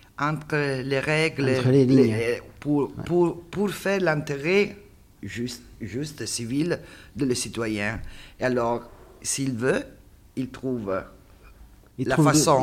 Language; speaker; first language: French; non-native, learner; Italian